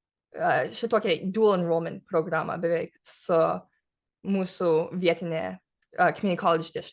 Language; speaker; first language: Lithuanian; early bilingual, heritage; English